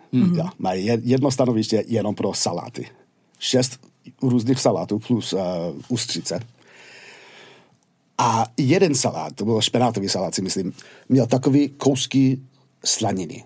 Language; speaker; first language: Czech; non-native, fluent; English